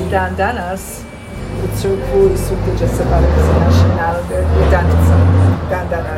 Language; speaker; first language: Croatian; early bilingual, heritage; Serbian